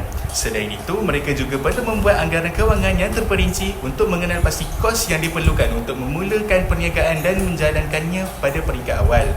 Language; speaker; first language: Malay; native; Malay